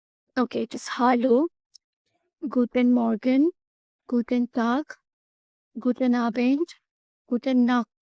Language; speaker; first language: German; non-native, learner; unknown